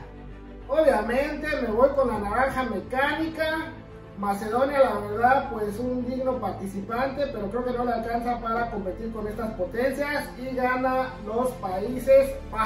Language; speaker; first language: Spanish; native; Spanish